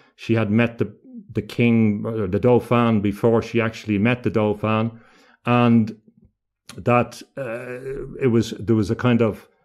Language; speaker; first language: English; native; English